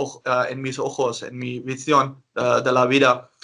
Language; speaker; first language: Spanish; non-native, learner; Dutch